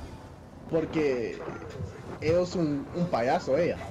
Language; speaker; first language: Spanish; early bilingual, heritage; Spanish